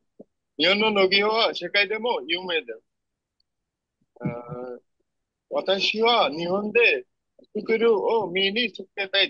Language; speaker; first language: Japanese; non-native, learner; Bangla